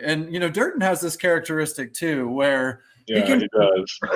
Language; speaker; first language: English; native; English